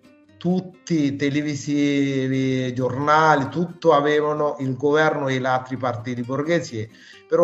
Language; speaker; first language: Italian; non-native, fluent; Sinhala